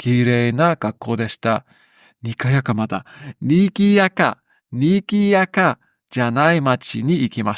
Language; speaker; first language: Japanese; non-native, learner; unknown